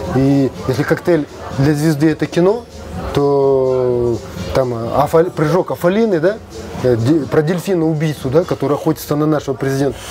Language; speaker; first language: Russian; non-native, local second language; Kazakh